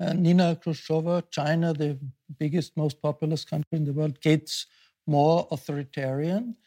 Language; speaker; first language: English; non-native, fluent; German